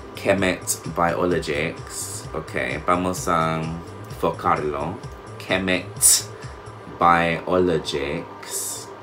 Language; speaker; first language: Spanish; non-native, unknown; English